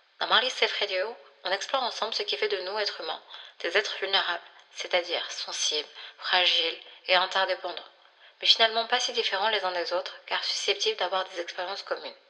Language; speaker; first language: French; early bilingual, other home language; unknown